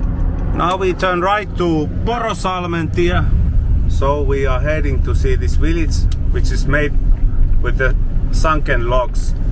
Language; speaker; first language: English; non-native, learner; Finnish